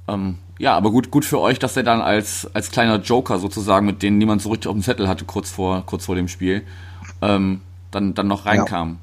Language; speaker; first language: German; native; German